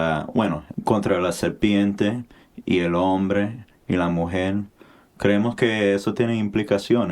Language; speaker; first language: Spanish; non-native, fluent; English